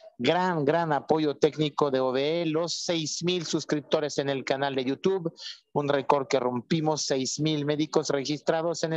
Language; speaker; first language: Spanish; native; Spanish